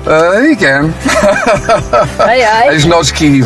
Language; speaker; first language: Hungarian; non-native, learner; English